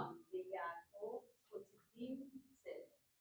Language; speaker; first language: Hebrew; non-native, learner; English